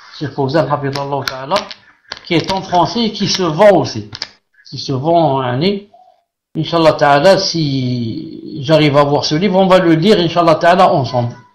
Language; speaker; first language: French; non-native, local second language; Arabic